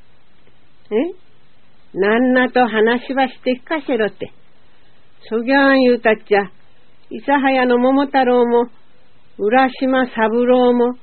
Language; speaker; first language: Japanese; native; Japanese